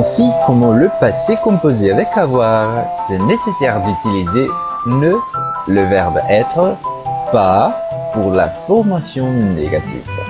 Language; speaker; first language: French; non-native, fluent; Portuguese